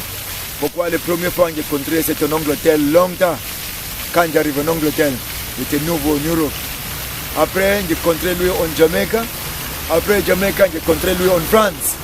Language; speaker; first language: French; non-native, learner; English